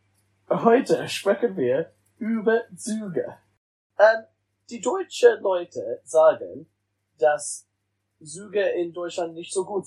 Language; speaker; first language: German; non-native, learner; English